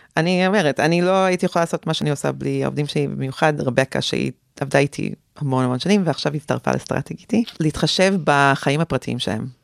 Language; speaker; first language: Hebrew; early bilingual, heritage; Hebrew